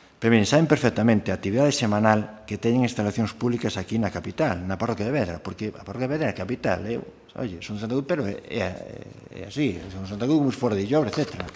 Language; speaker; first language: Galician; non-native, local second language; Spanish